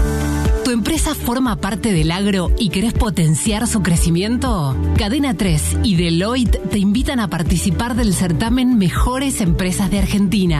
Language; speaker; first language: Spanish; native; Spanish